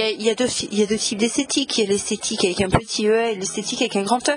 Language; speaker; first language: French; native; French